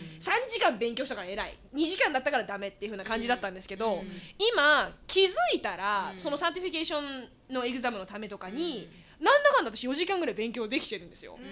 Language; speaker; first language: Japanese; native; Japanese